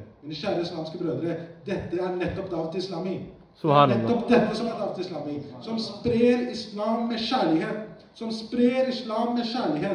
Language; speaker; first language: Norwegian; early bilingual, other home language; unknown